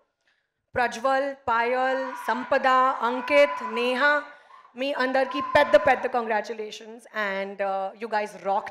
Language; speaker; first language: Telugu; non-native, learner; Hindi